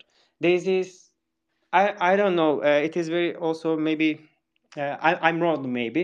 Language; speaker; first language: English; non-native, fluent; Turkish